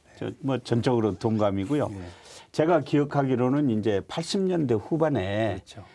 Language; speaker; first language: Korean; native; Korean